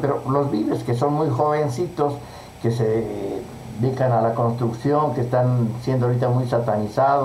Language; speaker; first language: Spanish; native; Spanish